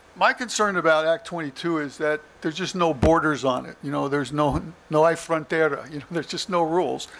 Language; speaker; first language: English; native; English